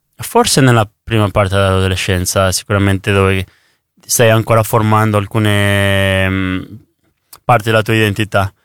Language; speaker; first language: Italian; early bilingual, other home language; Spanish